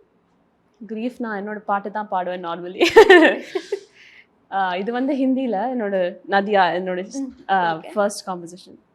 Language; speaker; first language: Tamil; early bilingual, heritage; Tamil